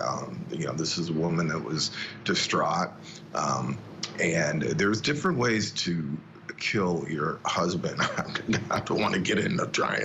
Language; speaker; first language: English; native; English